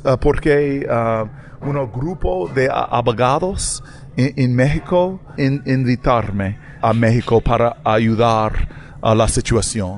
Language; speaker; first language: Spanish; non-native, learner; English